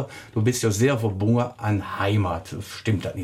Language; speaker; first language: German; native; German